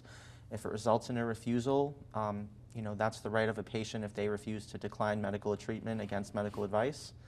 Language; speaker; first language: English; native; English